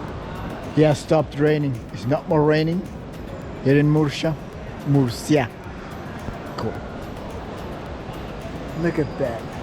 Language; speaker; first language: English; non-native, learner; Italian